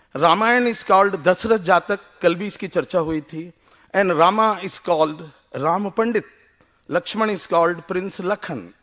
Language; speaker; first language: Hindi; non-native, local second language; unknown